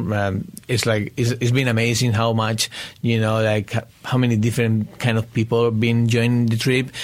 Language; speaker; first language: English; non-native, fluent; Spanish